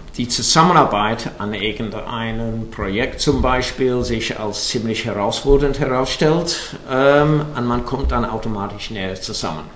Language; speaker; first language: German; non-native, fluent; English